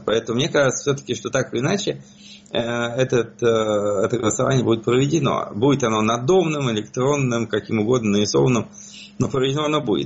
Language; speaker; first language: Russian; native; Russian